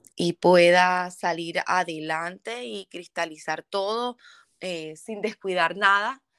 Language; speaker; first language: Spanish; native; Spanish